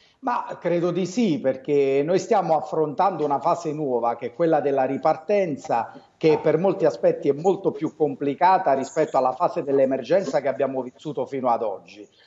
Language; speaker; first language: Italian; native; Italian